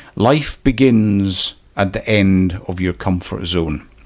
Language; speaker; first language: English; native; English